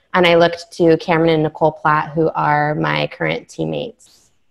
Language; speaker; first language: English; native; English